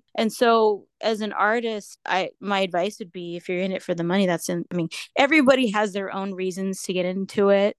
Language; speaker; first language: English; native; English